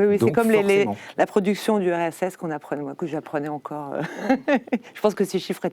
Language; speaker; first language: French; native; French